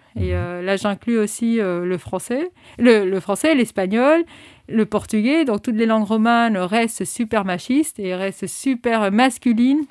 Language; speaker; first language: French; non-native, fluent; German